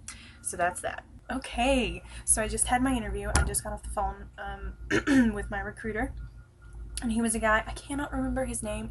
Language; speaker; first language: English; native; English